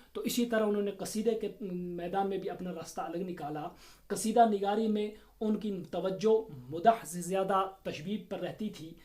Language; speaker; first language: Urdu; non-native, local second language; Kashmiri